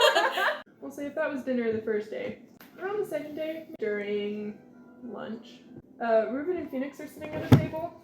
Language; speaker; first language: English; native; English